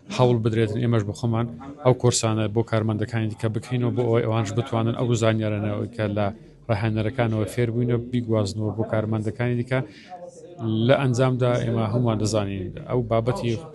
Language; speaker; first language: Central Kurdish; native; Central Kurdish